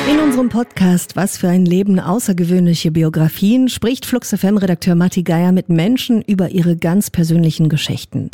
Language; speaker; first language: German; native; German